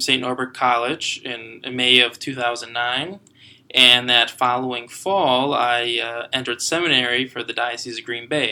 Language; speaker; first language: English; native; English